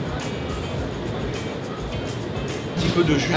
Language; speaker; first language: French; native; French